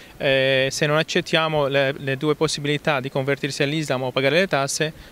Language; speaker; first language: Italian; non-native, fluent; Arabic